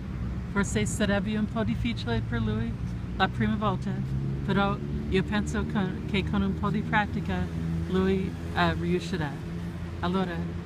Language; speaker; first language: Italian; non-native, learner; English